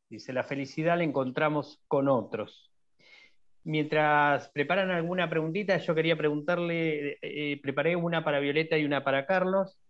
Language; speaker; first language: Spanish; native; Spanish